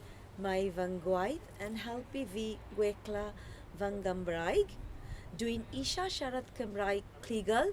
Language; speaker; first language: Welsh; non-native, learner; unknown